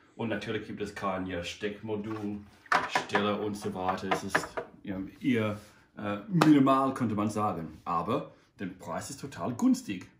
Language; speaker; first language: German; non-native, learner; English